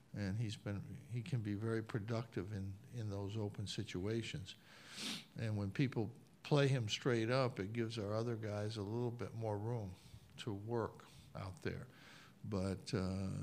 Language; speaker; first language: English; native; English